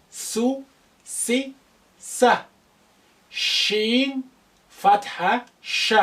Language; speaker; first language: Arabic; non-native, fluent; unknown